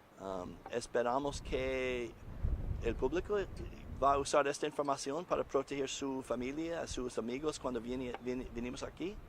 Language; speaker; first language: Spanish; non-native, learner; English